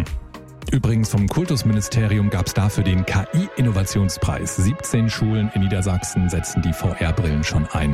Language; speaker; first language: German; native; German